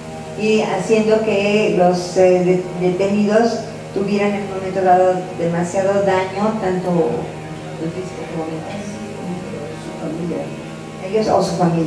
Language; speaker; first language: Spanish; native; Spanish